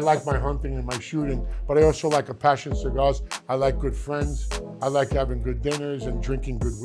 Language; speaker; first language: English; native; English